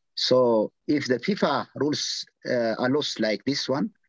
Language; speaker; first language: English; non-native, local second language; Amharic